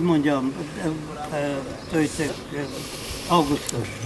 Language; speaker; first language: Hungarian; non-native, local second language; Romanian